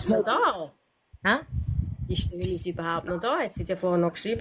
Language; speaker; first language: German; native; German